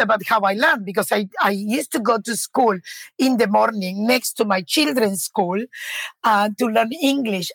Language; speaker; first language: English; non-native, fluent; Spanish